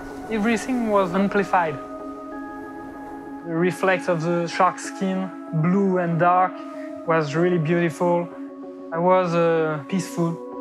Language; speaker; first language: English; non-native, fluent; French